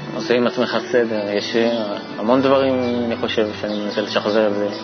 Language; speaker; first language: Hebrew; early bilingual, other home language; French